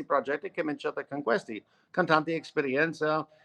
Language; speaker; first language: Italian; non-native, learner; English